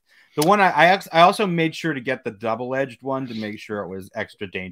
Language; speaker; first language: English; native; English